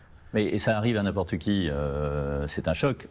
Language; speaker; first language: French; native; French